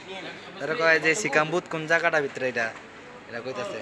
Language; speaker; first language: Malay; non-native, learner; Bangla